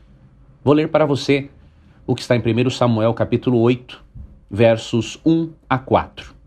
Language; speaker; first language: Portuguese; native; Portuguese